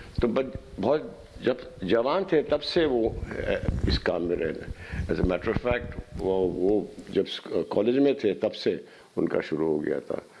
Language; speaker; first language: Hindi; non-native, local second language; Bangla